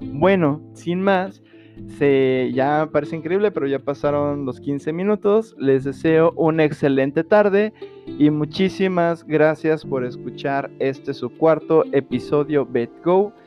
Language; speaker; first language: Spanish; native; Spanish